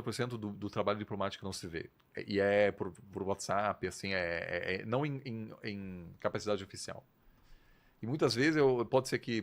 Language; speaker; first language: Portuguese; non-native, fluent; German